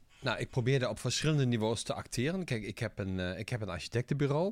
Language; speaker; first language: Dutch; non-native, fluent; German